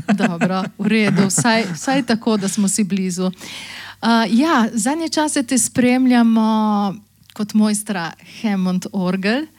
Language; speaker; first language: Slovenian; native; Slovenian